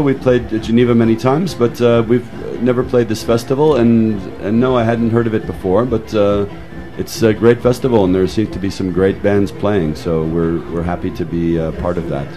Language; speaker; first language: English; native; English